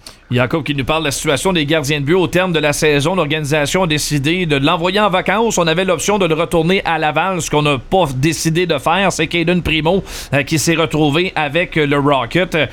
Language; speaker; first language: French; native; French